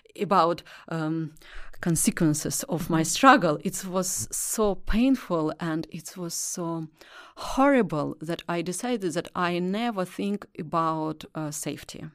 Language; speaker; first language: English; non-native, learner; Russian